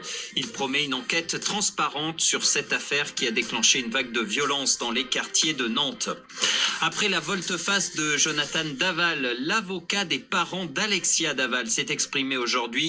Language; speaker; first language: French; native; French